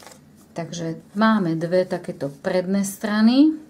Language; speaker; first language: Slovak; native; Slovak